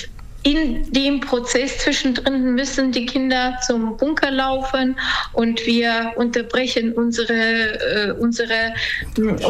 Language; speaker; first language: German; non-native, fluent; Ukrainian